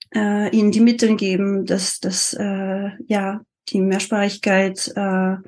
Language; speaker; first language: German; non-native, fluent; French